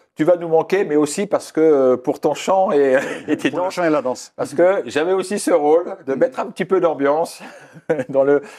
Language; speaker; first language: French; native; French